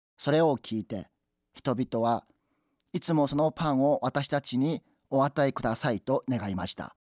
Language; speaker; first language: Japanese; non-native, fluent; Korean